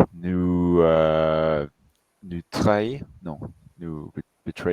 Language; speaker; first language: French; non-native, fluent; English